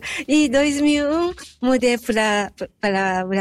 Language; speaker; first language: Portuguese; non-native, fluent; Japanese